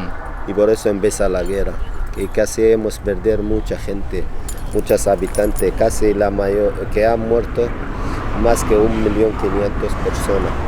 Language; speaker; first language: Spanish; non-native, learner; Arabic